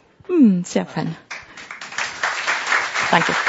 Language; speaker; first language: German; native; German